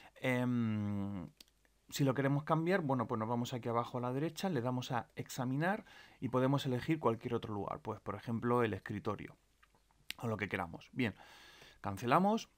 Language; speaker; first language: Spanish; native; Spanish